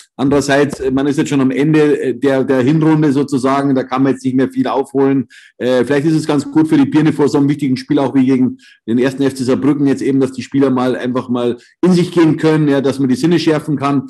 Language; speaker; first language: German; native; German